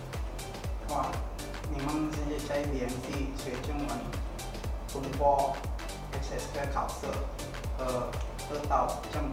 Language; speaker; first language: Chinese; non-native, fluent; Indonesian